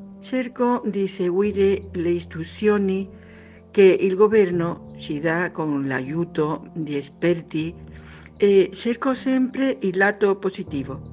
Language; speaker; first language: Italian; non-native, learner; Spanish